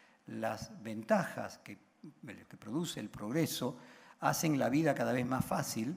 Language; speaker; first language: Spanish; native; Spanish